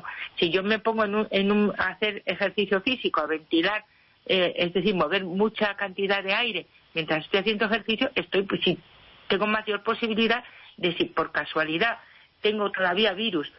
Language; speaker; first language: Spanish; native; Spanish